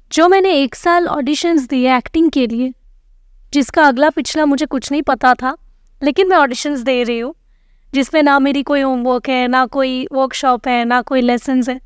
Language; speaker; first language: Hindi; non-native, local second language; Bangla